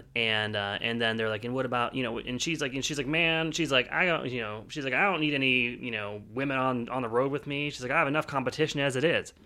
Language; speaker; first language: English; native; English